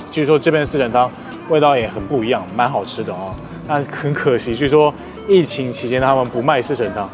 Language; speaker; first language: Chinese; non-native, fluent; Korean